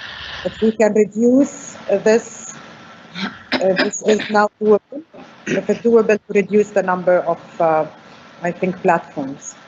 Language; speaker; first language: English; non-native, fluent; Arabic